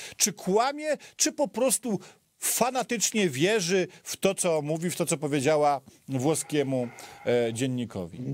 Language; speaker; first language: Polish; native; Polish